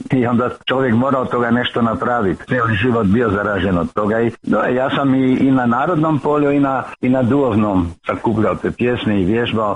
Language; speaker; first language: Croatian; native; Croatian